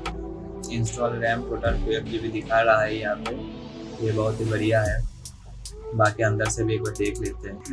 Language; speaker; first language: Hindi; non-native, local second language; Bangla